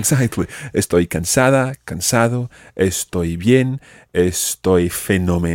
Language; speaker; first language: Spanish; non-native, fluent; English